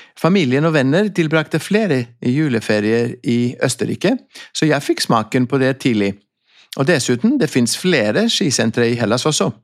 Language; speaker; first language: Norwegian; non-native, fluent; Greek